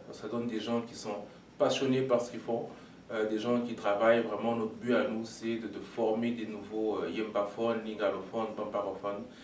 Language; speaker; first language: French; non-native, local second language; Lingala